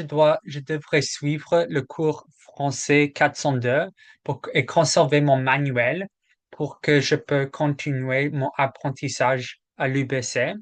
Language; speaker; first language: French; non-native, learner; English